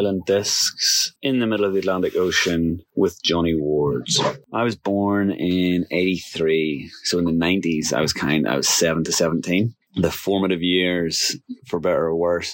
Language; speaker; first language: English; native; English